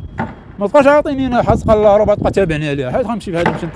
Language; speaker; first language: Arabic; native; Arabic